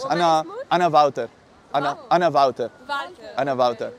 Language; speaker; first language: Arabic; non-native, learner; Dutch